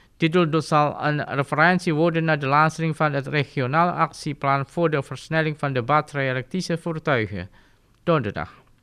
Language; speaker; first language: Dutch; non-native, fluent; Indonesian